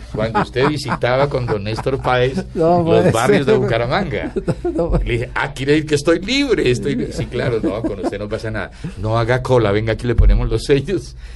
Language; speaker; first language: Spanish; native; Spanish